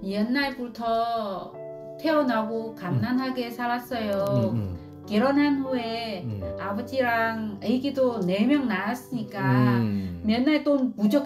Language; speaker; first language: Korean; non-native, local second language; Vietnamese